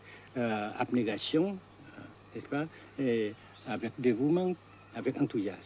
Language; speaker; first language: French; non-native, local second language; Vietnamese